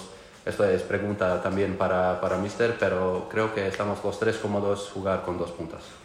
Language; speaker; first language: Spanish; non-native, learner; Croatian